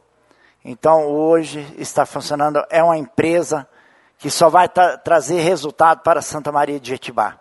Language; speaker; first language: Portuguese; native; Portuguese